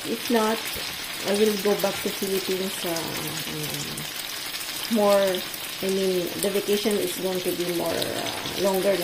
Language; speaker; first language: English; non-native, local second language; Filipino